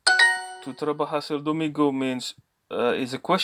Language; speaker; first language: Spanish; non-native, learner; English